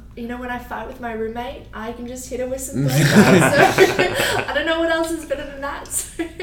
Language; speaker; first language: English; native; English